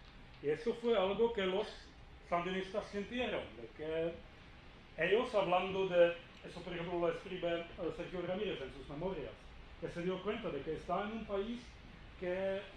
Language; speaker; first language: Spanish; non-native, fluent; Czech